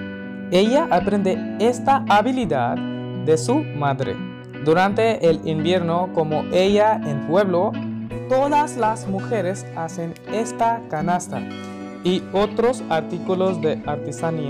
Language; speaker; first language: Spanish; non-native, learner; Hindi